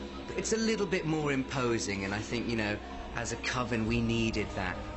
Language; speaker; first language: English; native; English